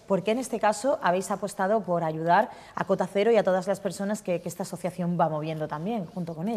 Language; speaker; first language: Spanish; native; Spanish